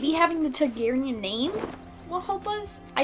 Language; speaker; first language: English; native; English